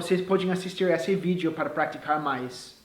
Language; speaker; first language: Portuguese; non-native, fluent; English